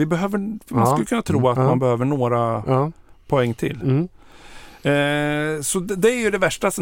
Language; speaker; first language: Swedish; native; Swedish